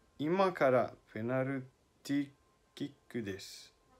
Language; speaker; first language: Japanese; non-native, learner; Finnish